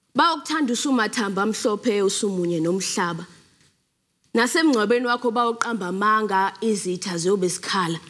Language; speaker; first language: English; non-native, local second language; Zulu